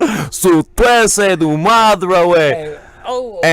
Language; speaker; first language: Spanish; non-native, learner; English